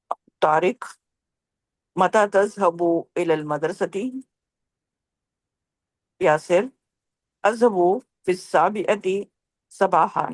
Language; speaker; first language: Arabic; non-native, learner; Urdu